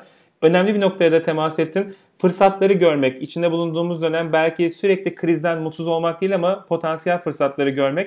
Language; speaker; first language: Turkish; native; Turkish